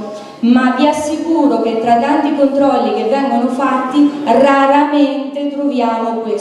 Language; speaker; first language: Italian; native; Italian